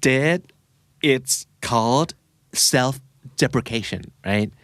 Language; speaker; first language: English; non-native, fluent; Thai